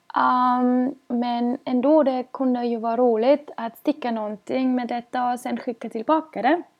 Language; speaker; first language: Swedish; non-native, fluent; German